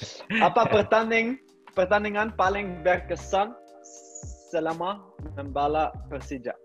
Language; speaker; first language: Indonesian; non-native, learner; Dutch